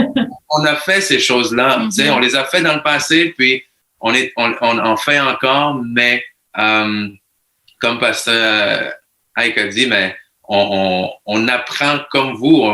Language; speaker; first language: French; native; French